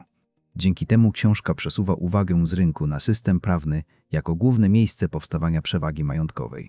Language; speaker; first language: Polish; native; Polish